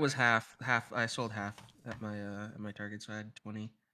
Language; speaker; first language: English; native; English